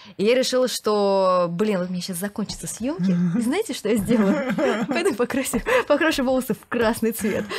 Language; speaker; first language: Russian; native; Russian